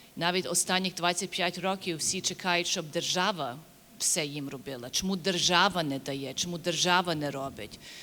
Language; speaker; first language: Ukrainian; early bilingual, heritage; Ukrainian